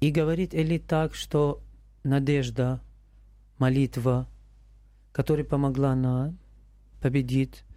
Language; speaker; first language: Russian; non-native, learner; Arabic